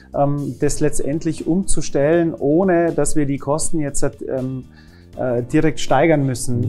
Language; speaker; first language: German; native; German